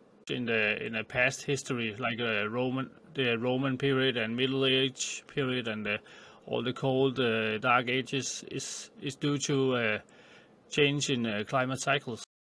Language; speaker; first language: English; non-native, fluent; Danish